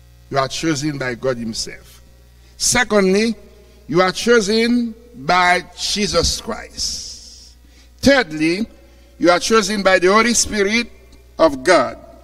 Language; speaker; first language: English; non-native, fluent; Haitian Creole